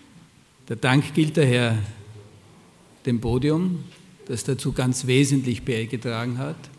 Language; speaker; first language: German; native; German